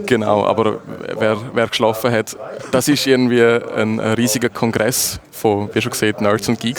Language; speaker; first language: German; native; German